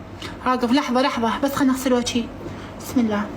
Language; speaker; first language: Arabic; native; Arabic